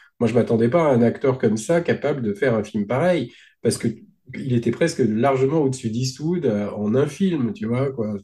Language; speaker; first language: French; native; French